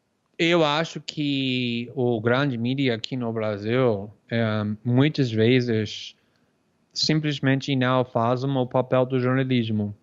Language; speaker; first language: Portuguese; non-native, fluent; English